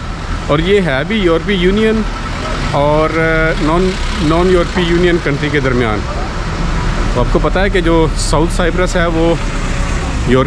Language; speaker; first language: Hindi; native; Hindi